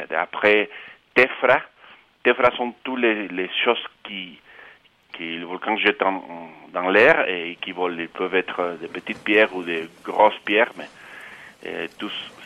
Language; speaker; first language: French; non-native, fluent; Spanish